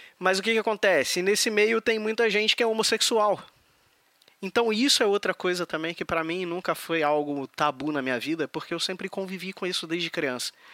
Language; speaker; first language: Portuguese; native; Portuguese